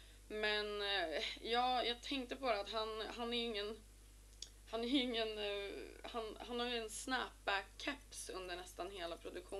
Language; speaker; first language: Swedish; native; Swedish